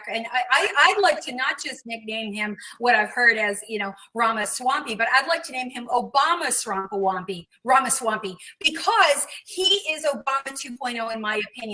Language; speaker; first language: English; native; English